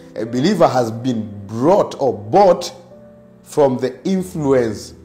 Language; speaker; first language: English; non-native, local second language; Swahili